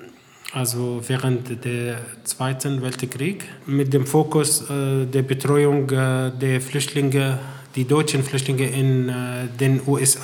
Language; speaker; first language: German; non-native, fluent; Arabic